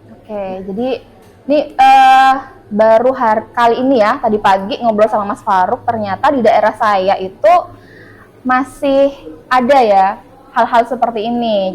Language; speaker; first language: Indonesian; non-native, local second language; Madurese